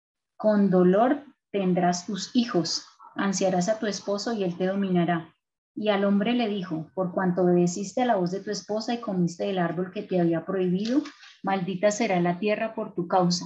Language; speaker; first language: Spanish; native; Spanish